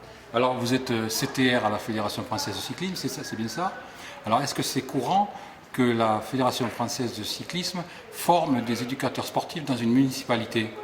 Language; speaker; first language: French; native; French